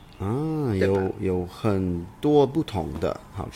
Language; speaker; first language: Chinese; non-native, learner; English